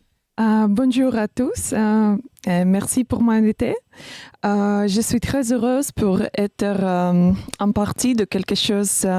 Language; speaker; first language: French; non-native, learner; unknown